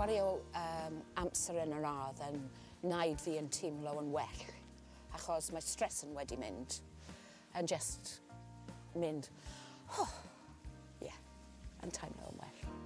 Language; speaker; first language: Welsh; non-native, learner; English